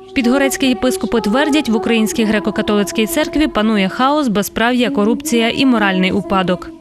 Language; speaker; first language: Ukrainian; native; Ukrainian